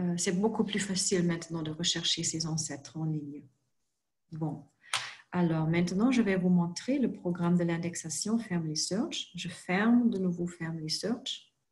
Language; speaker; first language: French; non-native, fluent; German